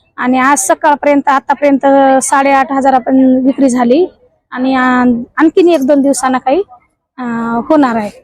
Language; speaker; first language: Marathi; non-native, local second language; Lambadi